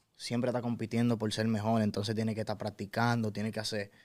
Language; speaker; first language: Spanish; native; Spanish